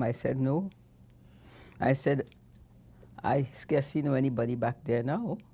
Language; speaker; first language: English; native; English